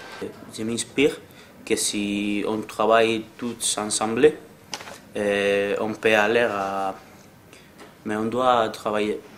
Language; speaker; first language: French; non-native, learner; Spanish